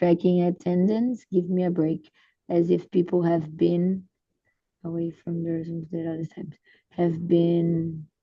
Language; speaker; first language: English; non-native, learner; Portuguese